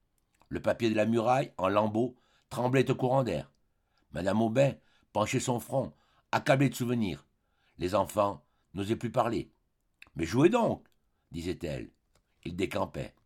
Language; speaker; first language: French; native; French